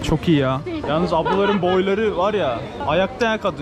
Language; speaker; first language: Turkish; native; Turkish